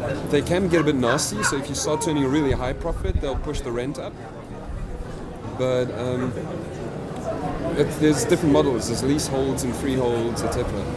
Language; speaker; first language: English; native; English